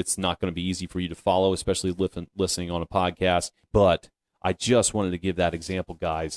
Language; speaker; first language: English; native; English